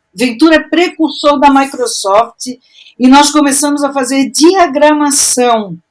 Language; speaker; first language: Portuguese; native; Portuguese